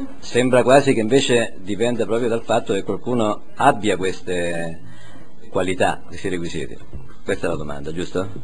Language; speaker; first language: Italian; native; Italian